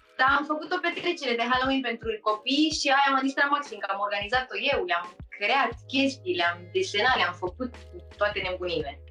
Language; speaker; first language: Romanian; early bilingual, heritage; Romanian